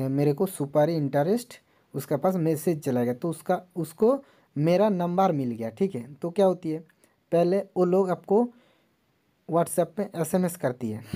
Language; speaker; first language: Hindi; non-native, local second language; Bangla